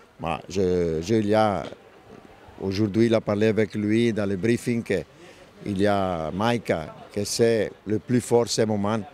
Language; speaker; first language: French; non-native, learner; Italian